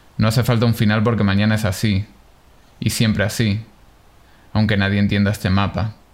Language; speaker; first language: Spanish; non-native, fluent; Hebrew